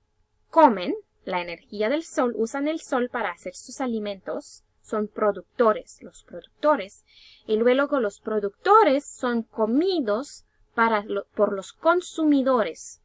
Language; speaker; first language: Spanish; early bilingual, heritage; Spanish